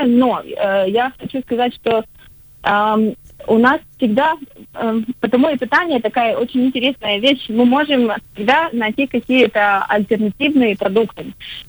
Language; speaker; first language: Russian; non-native, local second language; Latvian